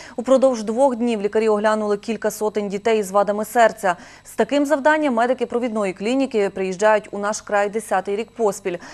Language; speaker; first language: Ukrainian; native; Ukrainian